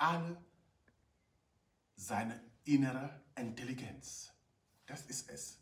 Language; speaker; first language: German; non-native, fluent; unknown